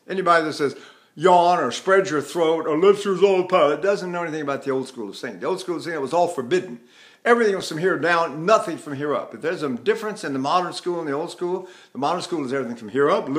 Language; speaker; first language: English; native; English